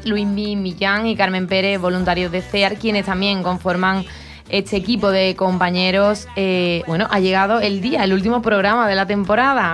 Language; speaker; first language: Spanish; native; Spanish